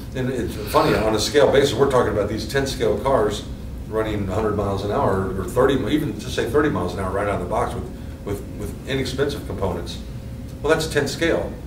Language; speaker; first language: English; native; English